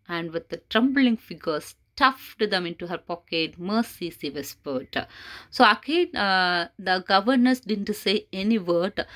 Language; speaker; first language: English; non-native, local second language; Tamil